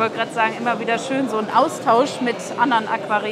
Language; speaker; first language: German; native; German